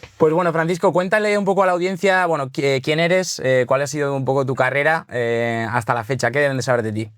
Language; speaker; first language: Spanish; native; Spanish